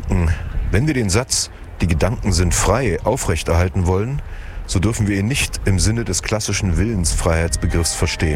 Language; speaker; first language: German; native; German